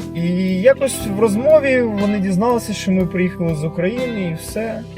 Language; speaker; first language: Ukrainian; native; Ukrainian